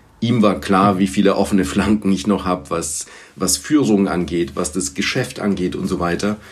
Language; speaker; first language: German; early bilingual, other home language; Bulgarian